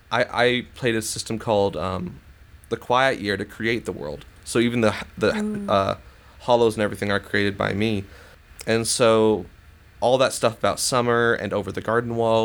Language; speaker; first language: English; native; English